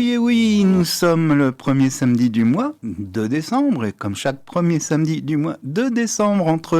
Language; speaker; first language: French; native; French